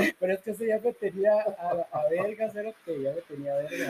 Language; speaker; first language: Spanish; native; Spanish